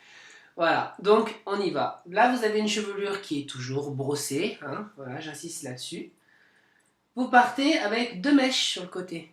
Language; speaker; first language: French; native; French